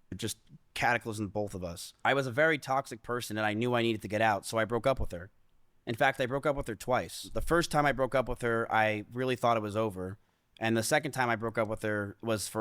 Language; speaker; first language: English; native; English